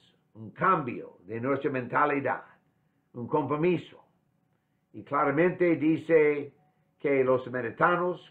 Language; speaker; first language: Spanish; non-native, fluent; English